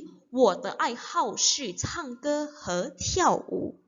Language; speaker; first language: Chinese; non-native, fluent; Indonesian